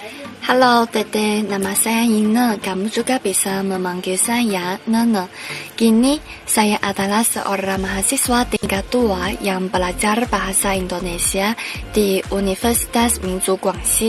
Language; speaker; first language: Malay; non-native, learner; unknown